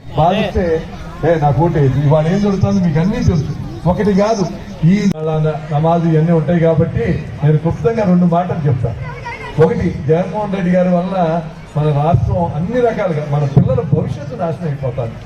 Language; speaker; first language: Telugu; native; Telugu